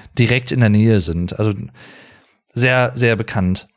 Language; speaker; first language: German; native; German